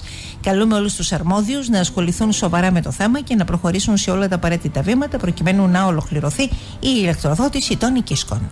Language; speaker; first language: Greek; native; Greek